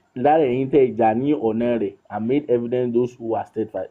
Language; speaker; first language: English; non-native, local second language; Yoruba